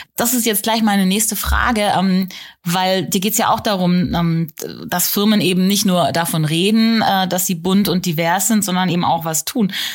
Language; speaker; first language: German; native; German